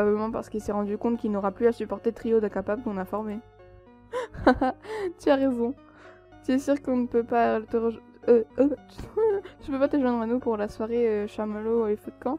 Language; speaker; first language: French; native; French